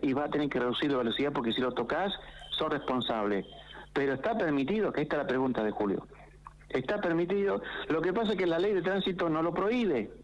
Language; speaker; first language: Spanish; native; Spanish